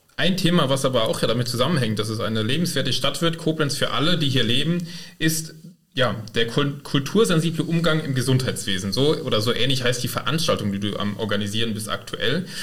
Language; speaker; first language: German; native; German